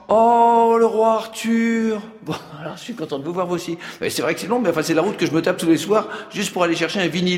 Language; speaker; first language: French; native; French